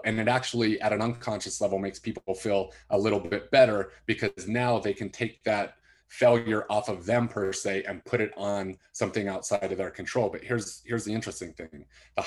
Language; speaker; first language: English; native; English